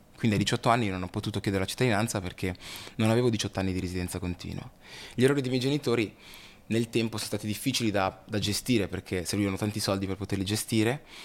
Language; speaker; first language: Italian; early bilingual, other home language; Lingala